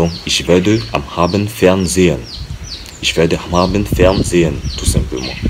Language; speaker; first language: German; non-native, learner; French